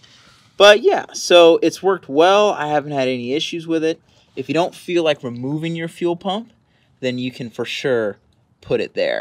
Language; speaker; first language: English; native; English